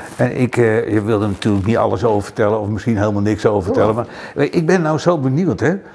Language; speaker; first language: Dutch; native; Dutch